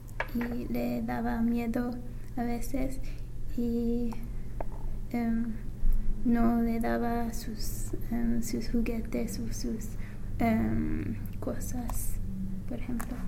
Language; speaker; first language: Spanish; non-native, learner; English